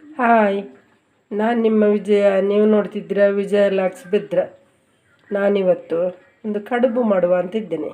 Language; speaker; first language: Kannada; non-native, local second language; Tulu